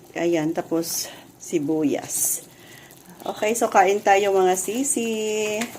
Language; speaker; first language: Filipino; native; Filipino